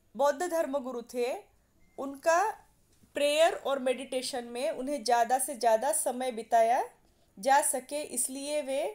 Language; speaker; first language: Hindi; non-native, local second language; Marathi